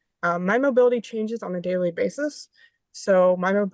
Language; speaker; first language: English; native; English